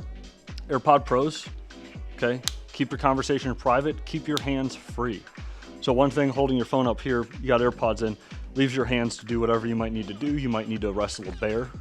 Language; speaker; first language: English; native; English